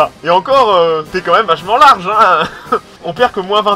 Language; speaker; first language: French; native; French